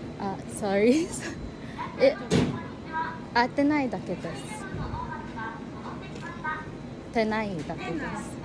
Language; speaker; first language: Japanese; non-native, learner; Cebuano